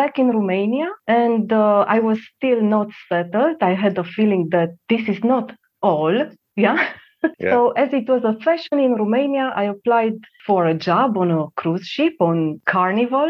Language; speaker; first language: English; non-native, fluent; Romanian